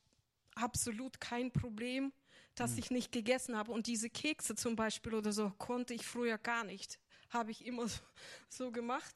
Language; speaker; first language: German; non-native, fluent; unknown